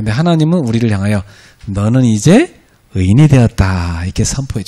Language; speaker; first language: Korean; native; Korean